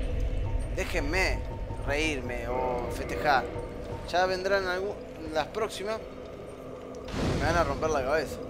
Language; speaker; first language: Spanish; native; Spanish